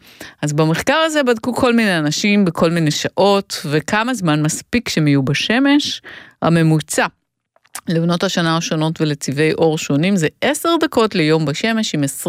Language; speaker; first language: Hebrew; native; Hebrew